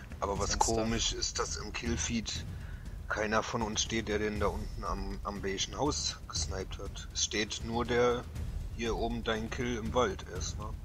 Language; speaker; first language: German; native; German